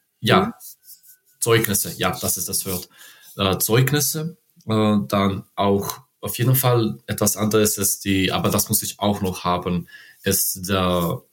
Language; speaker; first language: German; non-native, learner; Serbian